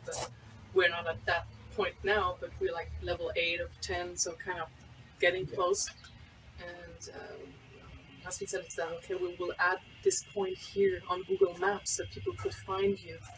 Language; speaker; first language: English; non-native, fluent; French